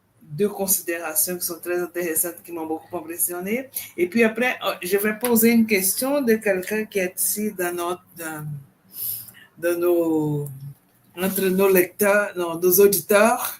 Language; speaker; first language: French; non-native, fluent; Portuguese